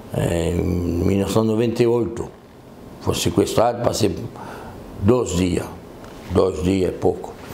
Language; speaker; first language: Portuguese; non-native, fluent; French